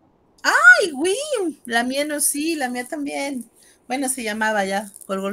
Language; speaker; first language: Spanish; native; Spanish